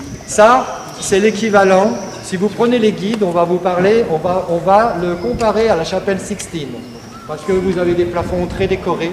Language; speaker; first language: French; native; French